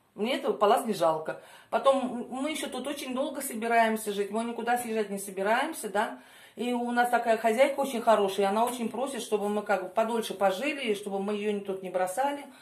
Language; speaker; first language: Russian; native; Russian